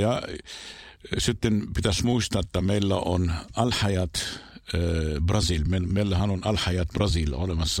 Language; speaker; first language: Finnish; non-native, fluent; Arabic